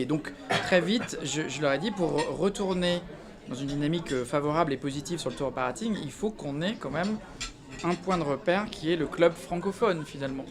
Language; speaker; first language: French; native; French